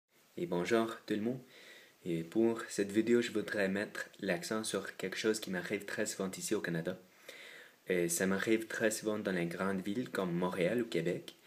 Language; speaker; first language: French; non-native, fluent; English